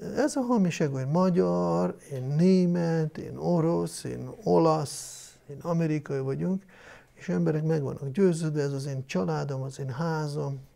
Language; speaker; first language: Hungarian; non-native, fluent; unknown